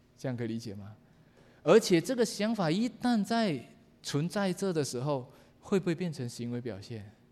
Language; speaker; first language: Chinese; native; Chinese